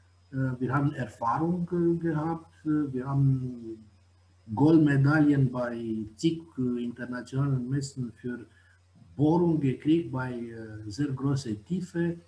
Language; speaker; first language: German; non-native, fluent; Romanian